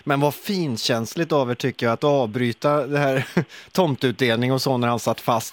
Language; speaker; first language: Swedish; native; Swedish